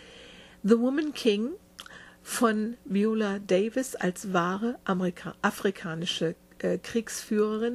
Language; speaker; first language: German; native; German